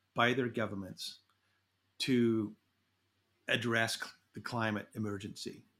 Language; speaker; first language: English; native; English